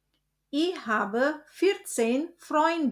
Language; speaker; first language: German; non-native, fluent; Indonesian